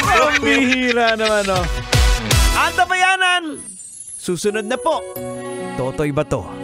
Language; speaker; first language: Filipino; native; Filipino